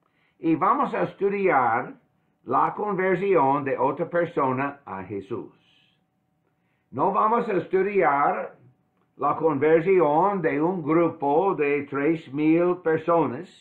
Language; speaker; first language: Spanish; non-native, fluent; English